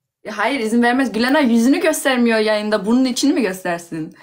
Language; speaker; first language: Turkish; early bilingual, heritage; Turkish